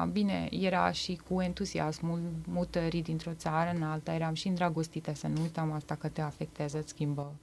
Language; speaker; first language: Romanian; non-native, fluent; Bosnian